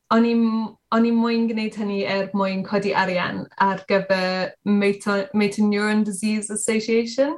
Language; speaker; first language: Welsh; non-native, learner; English